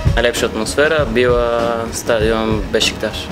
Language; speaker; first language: Polish; non-native, learner; Bulgarian